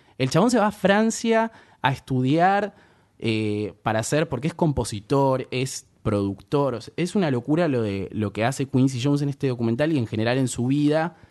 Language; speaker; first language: Spanish; native; Spanish